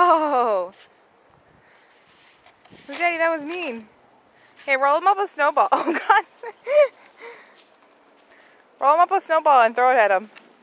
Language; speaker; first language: English; native; English